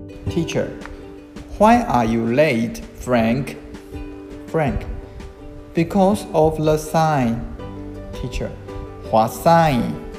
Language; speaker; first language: English; non-native, fluent; Chinese